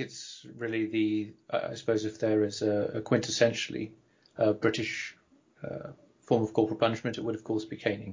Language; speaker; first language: English; native; English